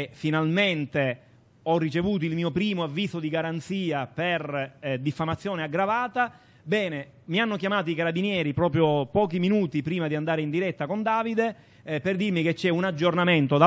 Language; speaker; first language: Italian; native; Italian